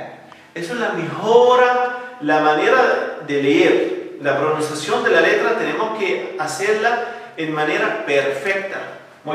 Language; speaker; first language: Spanish; non-native, fluent; Arabic